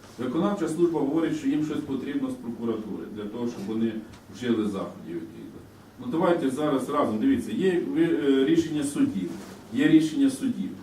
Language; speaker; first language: Ukrainian; native; Ukrainian